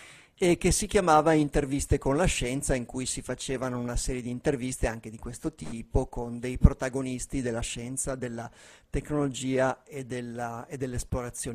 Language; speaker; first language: Italian; native; Italian